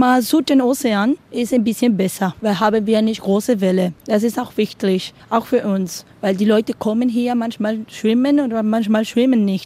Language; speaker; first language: German; non-native, learner; Spanish